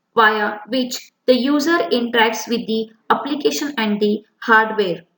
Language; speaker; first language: English; non-native, local second language; Kannada